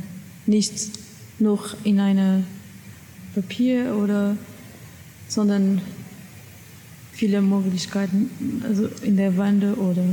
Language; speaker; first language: German; non-native, learner; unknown